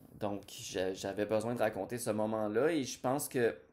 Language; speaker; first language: French; native; French